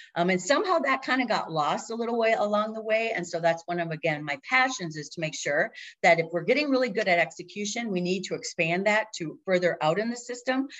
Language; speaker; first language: English; native; English